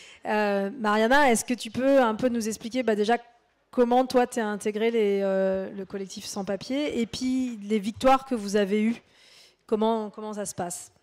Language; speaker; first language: French; native; French